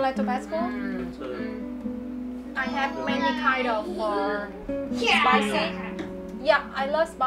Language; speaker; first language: English; non-native, learner; Vietnamese